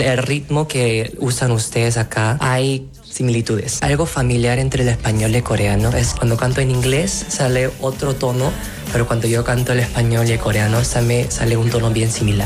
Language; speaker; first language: Spanish; non-native, fluent; Korean